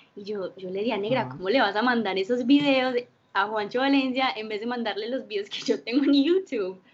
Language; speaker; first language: Spanish; early bilingual, heritage; Spanish